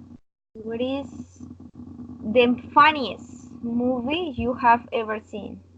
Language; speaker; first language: English; non-native, learner; Spanish